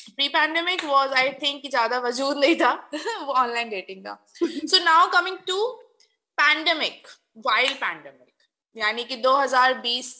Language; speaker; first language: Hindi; native; Hindi